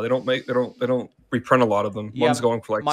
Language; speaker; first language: English; native; English